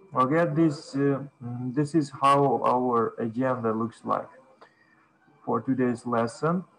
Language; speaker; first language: English; non-native, fluent; Uzbek